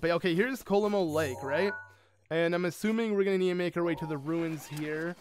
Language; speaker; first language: English; native; English